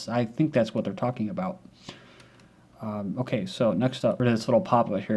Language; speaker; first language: English; native; English